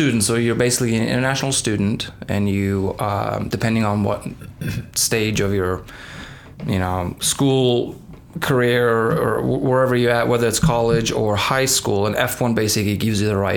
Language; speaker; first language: English; non-native, fluent; Persian